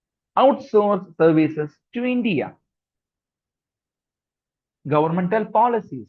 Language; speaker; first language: English; non-native, local second language; Tamil